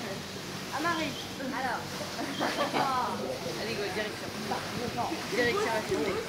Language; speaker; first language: French; non-native, learner; Burmese